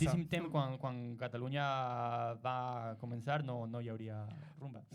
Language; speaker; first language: Catalan; non-native, learner; Spanish